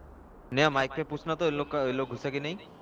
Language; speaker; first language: Hindi; native; Hindi